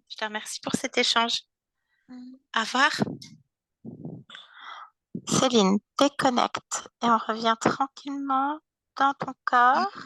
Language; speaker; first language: French; native; French